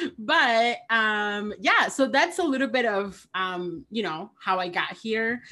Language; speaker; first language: English; early bilingual, other home language; Spanish